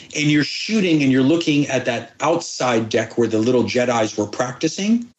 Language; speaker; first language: English; early bilingual, other home language; Persian